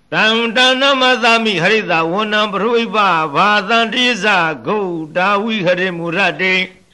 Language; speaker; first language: Burmese; native; Burmese